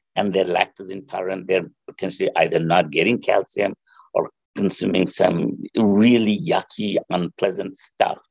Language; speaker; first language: English; non-native, local second language; Bangla